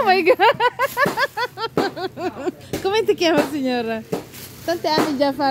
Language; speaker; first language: Italian; non-native, learner; Filipino